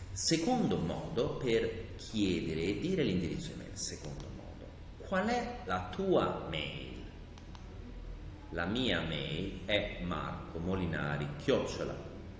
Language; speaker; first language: Italian; native; Italian